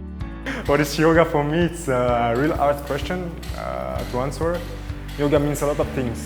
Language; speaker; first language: English; non-native, fluent; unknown